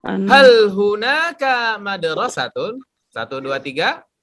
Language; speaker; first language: Arabic; non-native, fluent; Indonesian